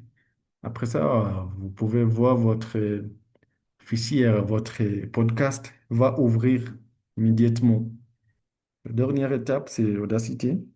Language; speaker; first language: French; non-native, learner; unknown